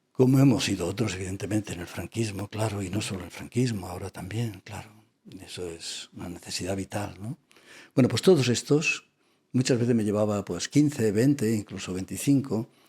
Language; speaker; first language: Spanish; non-native, local second language; Catalan